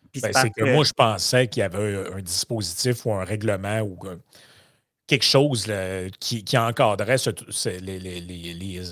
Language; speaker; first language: French; native; French